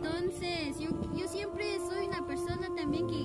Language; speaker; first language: Spanish; non-native, local second language; Kʼicheʼ